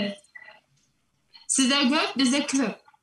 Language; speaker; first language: Turkish; non-native, learner; Russian